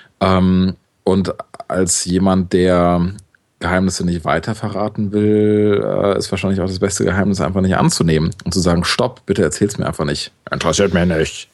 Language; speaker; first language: German; native; German